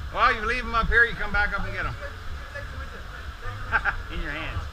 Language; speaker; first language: English; native; English